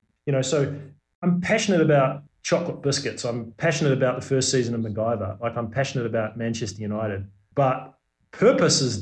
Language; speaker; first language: English; native; English